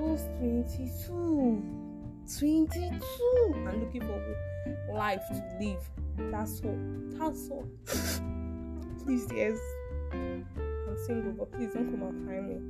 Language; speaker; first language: English; non-native, local second language; Igbo